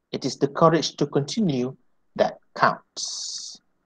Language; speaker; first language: English; non-native, local second language; Malay